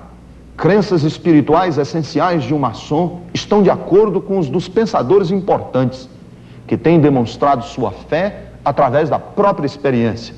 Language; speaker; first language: Portuguese; native; Portuguese